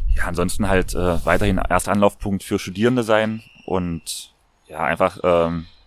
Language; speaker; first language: German; native; German